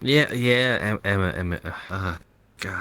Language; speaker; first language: English; native; English